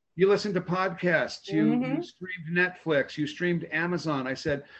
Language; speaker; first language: English; native; English